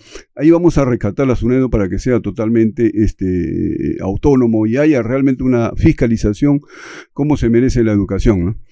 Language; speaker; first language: Spanish; native; Spanish